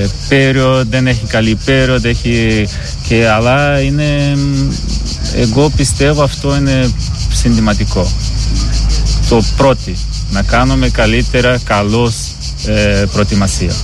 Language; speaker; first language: Greek; non-native, learner; Portuguese